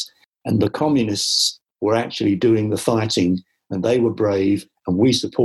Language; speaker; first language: English; native; English